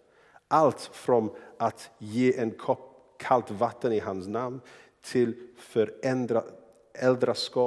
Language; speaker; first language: Swedish; non-native, fluent; English